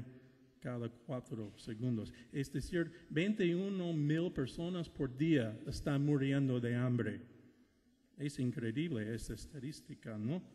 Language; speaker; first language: Spanish; non-native, fluent; English